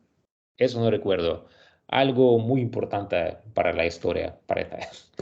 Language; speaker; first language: Spanish; non-native, learner; Russian